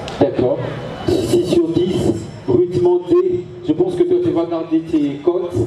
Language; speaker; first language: French; non-native, local second language; Lingala